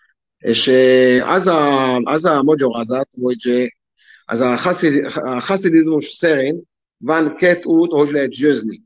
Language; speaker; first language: Hungarian; non-native, learner; Hebrew